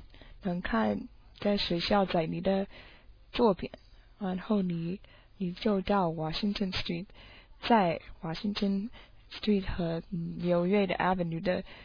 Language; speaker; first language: Chinese; non-native, learner; English